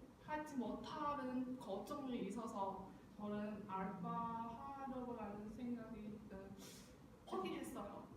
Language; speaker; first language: Korean; non-native, learner; Chinese